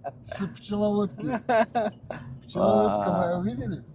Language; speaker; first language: Russian; non-native, local second language; Uzbek